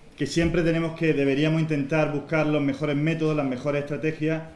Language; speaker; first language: Spanish; native; Spanish